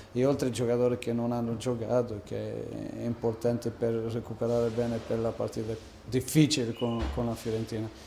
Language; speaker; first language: Italian; non-native, fluent; Portuguese